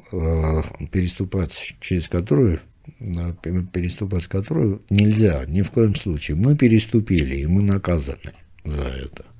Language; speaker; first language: Russian; non-native, local second language; Armenian